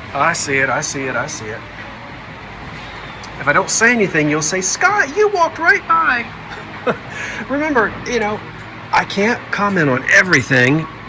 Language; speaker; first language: English; native; English